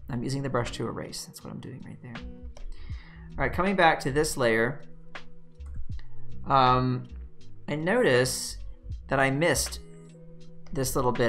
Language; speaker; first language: English; native; English